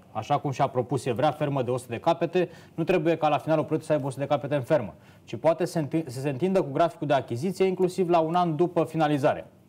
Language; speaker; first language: Romanian; native; Romanian